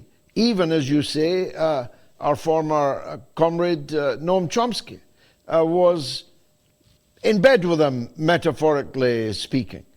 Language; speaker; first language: English; native; English